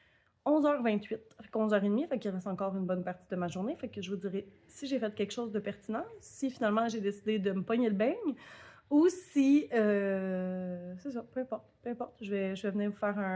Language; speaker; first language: French; native; French